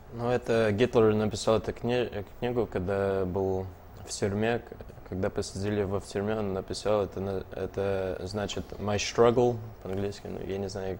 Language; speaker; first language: Russian; early bilingual, heritage; Russian